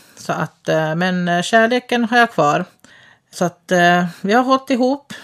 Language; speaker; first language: Swedish; early bilingual, other home language; Finnish